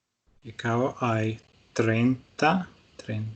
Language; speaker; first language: Filipino; non-native, learner; Russian